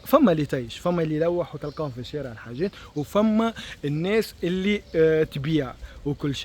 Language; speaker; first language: Arabic; native; Arabic